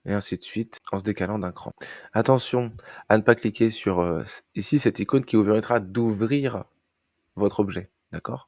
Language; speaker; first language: French; native; French